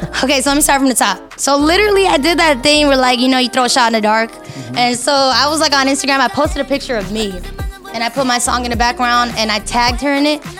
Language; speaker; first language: English; early bilingual, other home language; Spanish